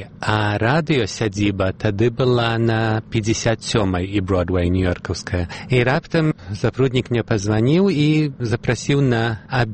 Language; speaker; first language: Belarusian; early bilingual, heritage; Belarusian